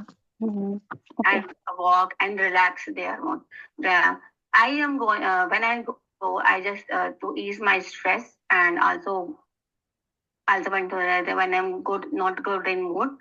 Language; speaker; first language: English; non-native, learner; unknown